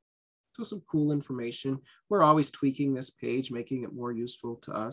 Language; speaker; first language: English; native; English